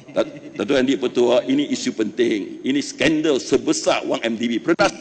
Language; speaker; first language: Malay; non-native, local second language; Chinese